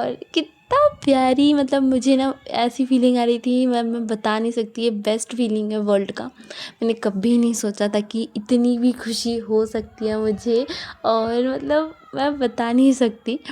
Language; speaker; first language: Hindi; native; Hindi